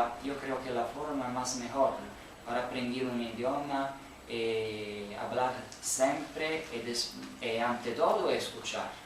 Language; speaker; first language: Spanish; non-native, learner; Italian